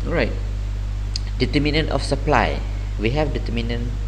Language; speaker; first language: English; non-native, local second language; Malay